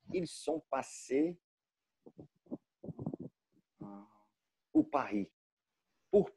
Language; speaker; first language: French; non-native, learner; Portuguese